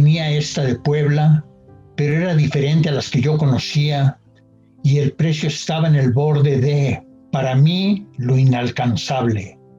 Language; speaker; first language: Spanish; native; Spanish